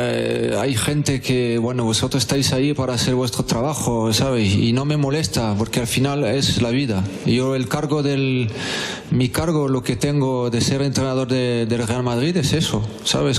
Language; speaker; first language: Spanish; non-native, fluent; French